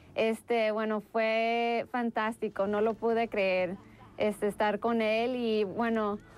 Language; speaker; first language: Spanish; native; Spanish